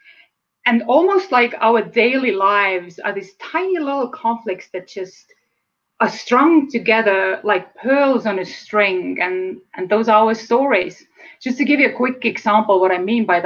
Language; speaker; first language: English; non-native, fluent; Estonian